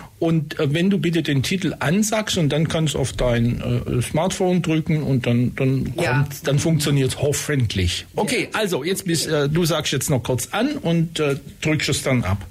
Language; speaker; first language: German; native; German